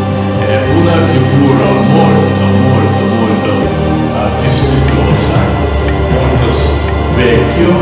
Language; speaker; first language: Italian; non-native, learner; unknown